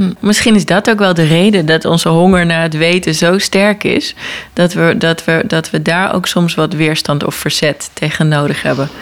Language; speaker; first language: Dutch; native; Dutch